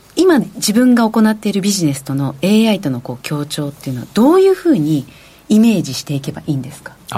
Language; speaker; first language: Japanese; native; Japanese